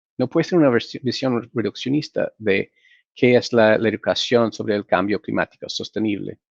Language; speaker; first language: Spanish; non-native, fluent; English